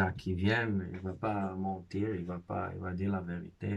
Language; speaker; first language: French; non-native, fluent; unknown